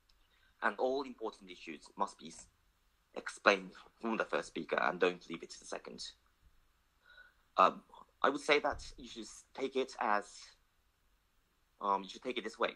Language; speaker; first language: English; non-native, fluent; Japanese